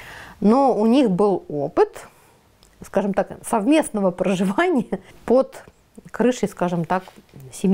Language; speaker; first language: Russian; native; Russian